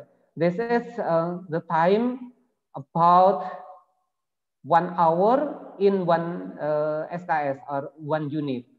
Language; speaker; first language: English; non-native, learner; Indonesian